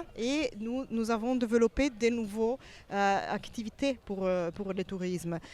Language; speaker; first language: French; non-native, learner; Italian